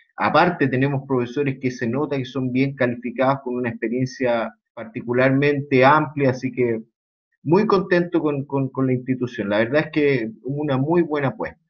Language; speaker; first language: Spanish; native; Spanish